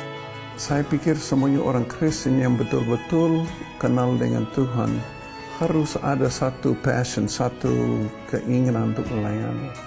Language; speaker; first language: Indonesian; non-native, fluent; English